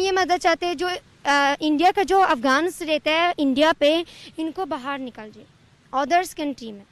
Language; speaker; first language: Hindi; non-native, fluent; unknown